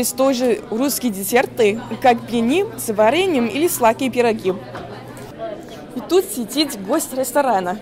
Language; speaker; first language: Russian; non-native, learner; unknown